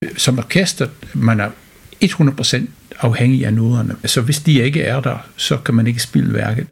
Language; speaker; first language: Danish; non-native, fluent; English